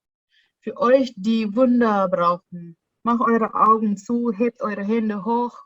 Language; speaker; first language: German; non-native, fluent; Indonesian